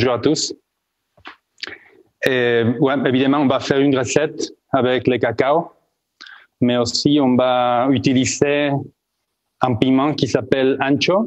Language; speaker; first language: French; non-native, fluent; Spanish